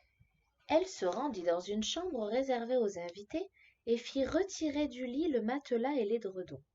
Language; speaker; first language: French; native; French